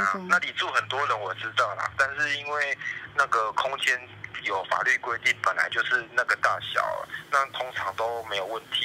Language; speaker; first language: Chinese; native; Chinese